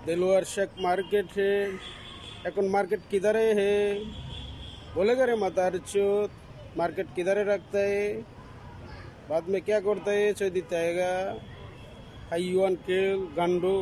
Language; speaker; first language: Hindi; non-native, learner; Bangla